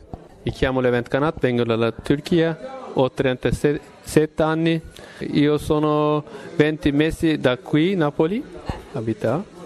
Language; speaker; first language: Italian; non-native, learner; Kurdish